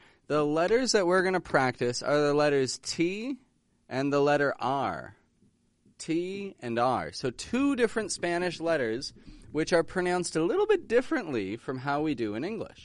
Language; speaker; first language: English; native; English